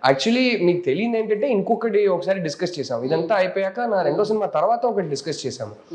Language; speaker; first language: Telugu; non-native, local second language; Tamil